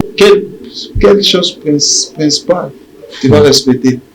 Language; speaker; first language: French; non-native, local second language; Rundi